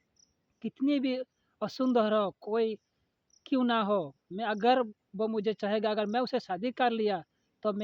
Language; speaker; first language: Hindi; non-native, local second language; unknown